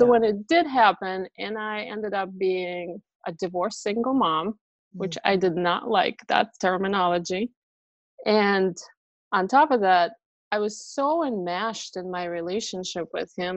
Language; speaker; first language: English; non-native, fluent; Russian